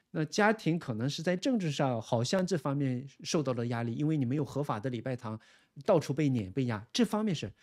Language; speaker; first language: Chinese; native; Chinese